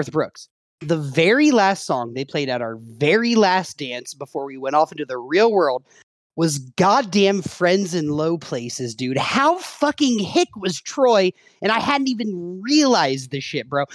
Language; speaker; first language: English; native; English